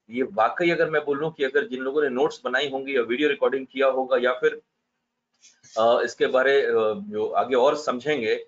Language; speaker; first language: Hindi; native; Hindi